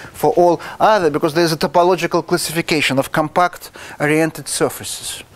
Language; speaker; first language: English; non-native, fluent; Russian